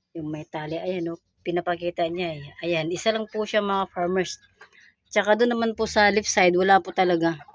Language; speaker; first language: Filipino; non-native, local second language; Cebuano